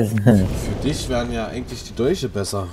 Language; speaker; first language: German; native; German